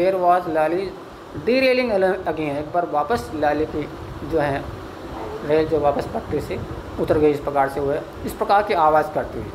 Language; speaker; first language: Hindi; native; Hindi